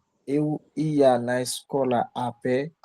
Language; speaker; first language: Portuguese; non-native, learner; Haitian Creole